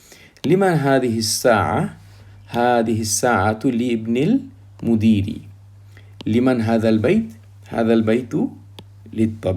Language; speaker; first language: Arabic; non-native, fluent; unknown